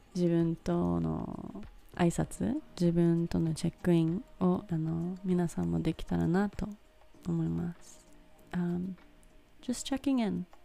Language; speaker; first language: Japanese; early bilingual, heritage; Japanese